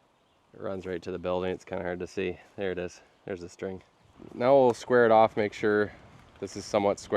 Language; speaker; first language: English; native; English